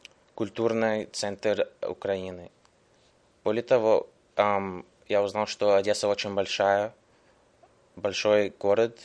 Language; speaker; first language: Russian; early bilingual, heritage; English